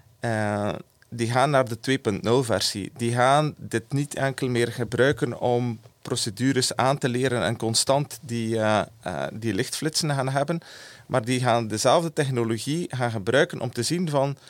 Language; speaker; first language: Dutch; native; Dutch